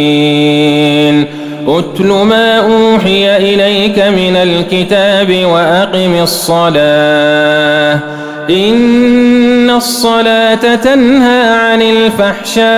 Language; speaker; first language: Arabic; native; Arabic